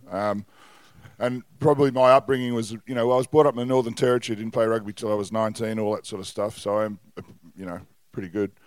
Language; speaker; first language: English; native; English